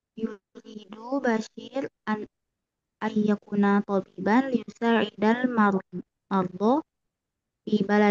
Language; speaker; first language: Arabic; non-native, learner; Indonesian